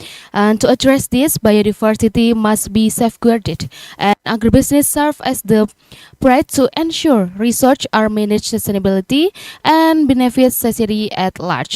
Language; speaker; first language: English; non-native, learner; Indonesian